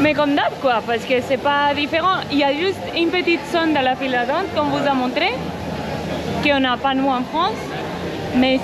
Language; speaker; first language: French; non-native, fluent; Spanish